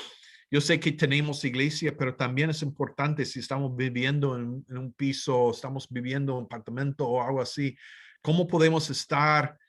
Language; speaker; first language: Spanish; non-native, fluent; English